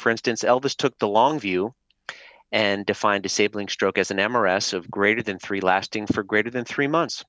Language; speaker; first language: English; native; English